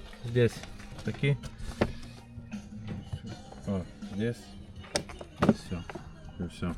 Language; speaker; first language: Russian; non-native, learner; Lithuanian